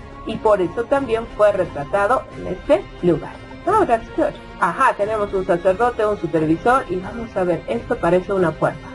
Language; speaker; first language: Spanish; native; Spanish